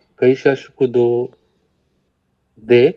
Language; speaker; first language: Japanese; non-native, learner; Kannada